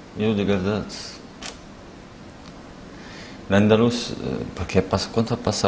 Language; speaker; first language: Spanish; non-native, learner; Arabic